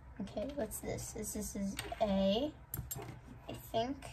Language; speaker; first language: English; native; English